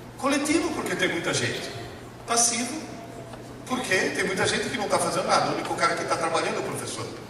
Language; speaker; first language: Portuguese; early bilingual, other home language; Italian